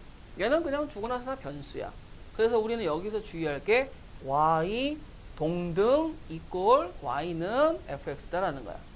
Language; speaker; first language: Korean; native; Korean